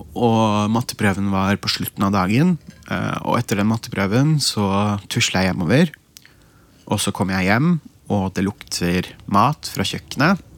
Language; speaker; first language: Norwegian; early bilingual, other home language; Central Kurdish